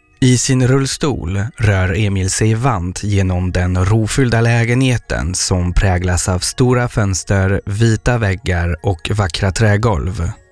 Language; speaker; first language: Swedish; non-native, fluent; French